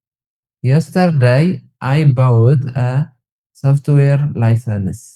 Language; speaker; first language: English; non-native, learner; Tigrinya